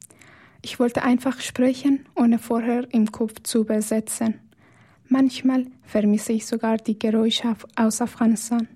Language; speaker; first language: German; non-native, fluent; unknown